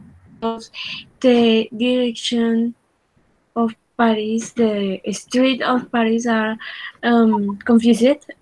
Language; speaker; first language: English; non-native, learner; Spanish